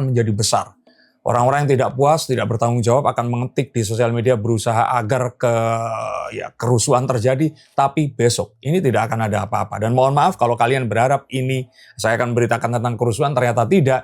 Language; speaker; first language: Indonesian; native; Indonesian